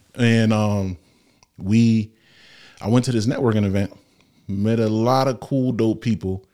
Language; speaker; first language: English; native; English